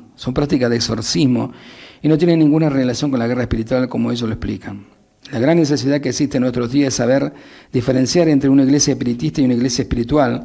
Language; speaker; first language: Spanish; native; Spanish